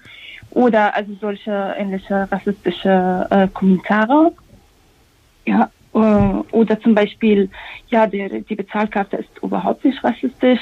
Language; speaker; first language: German; non-native, fluent; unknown